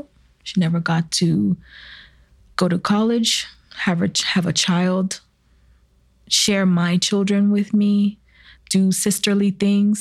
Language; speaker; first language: English; native; English